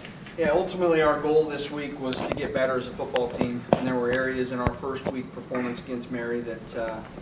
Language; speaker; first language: English; native; English